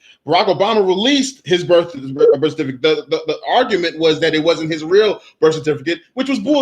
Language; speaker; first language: English; native; English